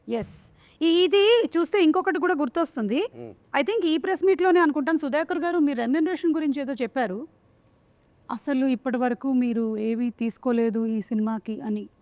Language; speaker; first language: Telugu; non-native, local second language; Malayalam